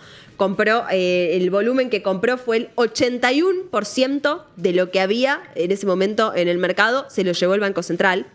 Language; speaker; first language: Spanish; native; Spanish